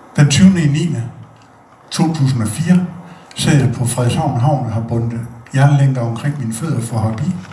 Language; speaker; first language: Danish; native; Danish